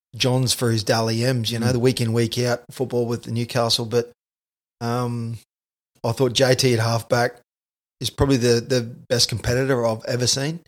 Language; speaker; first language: English; native; English